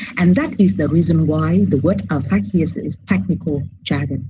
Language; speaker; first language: English; non-native, fluent; Vietnamese